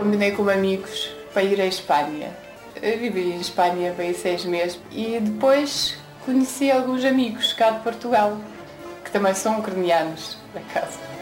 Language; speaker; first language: Portuguese; non-native, fluent; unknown